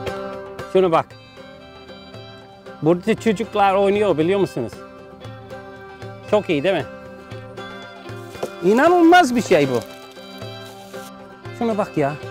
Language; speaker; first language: Turkish; non-native, learner; English